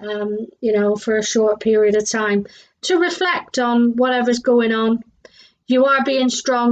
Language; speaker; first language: English; native; English